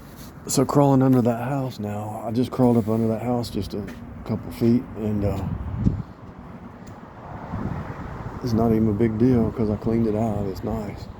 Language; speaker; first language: English; native; English